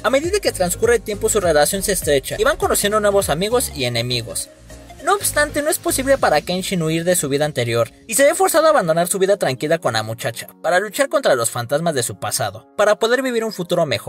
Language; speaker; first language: Spanish; native; Spanish